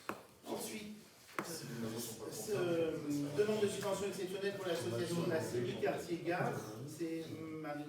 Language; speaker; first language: French; native; French